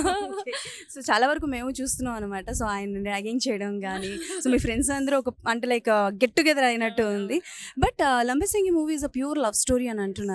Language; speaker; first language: Telugu; native; Telugu